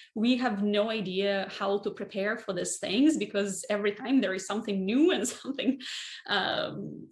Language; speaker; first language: English; non-native, fluent; Russian